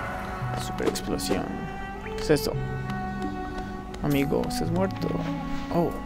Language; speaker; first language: Spanish; native; Spanish